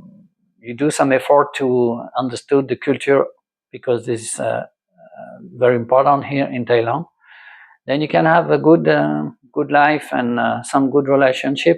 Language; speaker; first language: English; non-native, learner; French